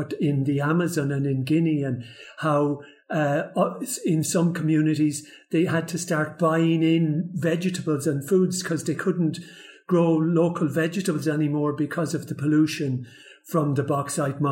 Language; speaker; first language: English; native; English